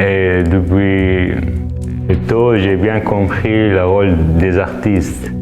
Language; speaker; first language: French; non-native, fluent; Arabic